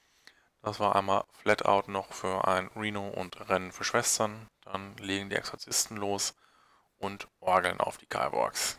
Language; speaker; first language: German; native; German